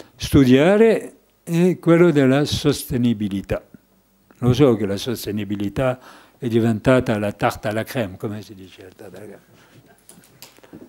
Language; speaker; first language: Italian; non-native, fluent; French